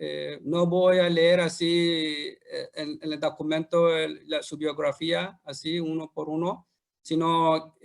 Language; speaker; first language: Spanish; non-native, fluent; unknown